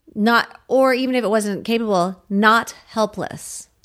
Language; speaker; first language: English; native; English